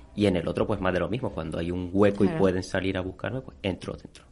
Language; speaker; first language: Spanish; native; Spanish